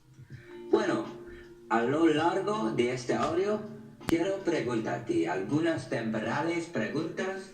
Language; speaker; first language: Spanish; non-native, learner; English